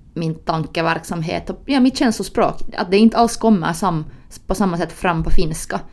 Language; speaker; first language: Swedish; early bilingual, other home language; Finnish